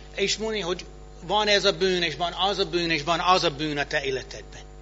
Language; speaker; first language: Hungarian; non-native, fluent; English